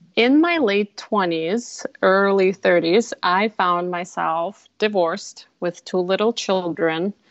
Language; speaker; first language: English; non-native, fluent; Russian